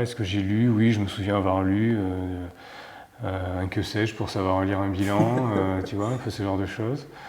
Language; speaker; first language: French; native; French